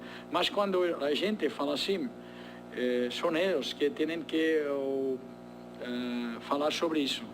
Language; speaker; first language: Portuguese; non-native, fluent; Spanish